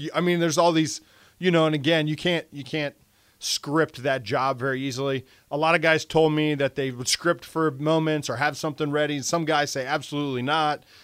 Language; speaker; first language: English; native; English